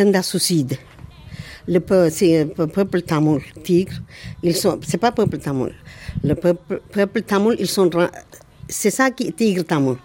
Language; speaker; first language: French; non-native, learner; Tamil